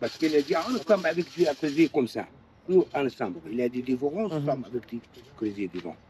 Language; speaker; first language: French; non-native, learner; Arabic